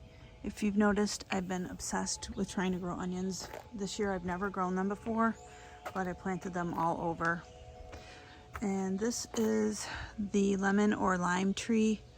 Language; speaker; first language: English; native; English